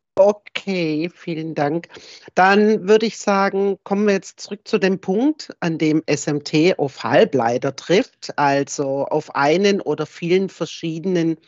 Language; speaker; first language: German; non-native, fluent; English